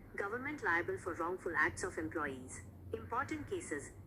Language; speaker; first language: English; non-native, local second language; Marathi